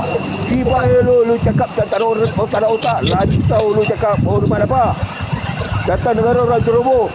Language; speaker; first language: Malay; native; Malay